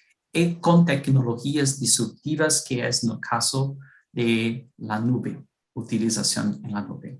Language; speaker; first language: Spanish; non-native, fluent; Portuguese